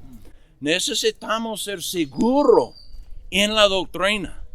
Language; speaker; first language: Spanish; non-native, fluent; English